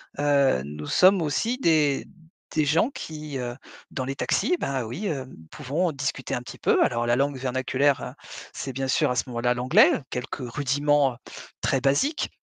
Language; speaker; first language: French; native; French